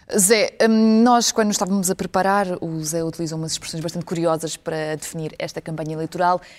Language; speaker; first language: Portuguese; early bilingual, other home language; Ukrainian